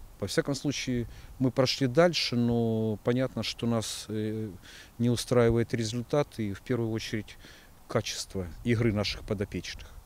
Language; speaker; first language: Russian; native; Russian